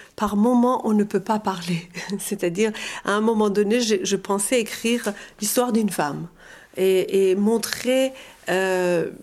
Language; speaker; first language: French; non-native, fluent; Persian